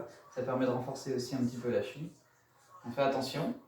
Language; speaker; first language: French; native; French